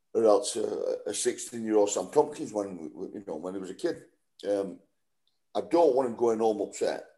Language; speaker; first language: English; native; English